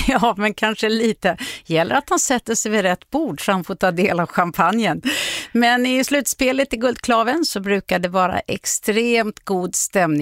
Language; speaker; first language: Swedish; native; Swedish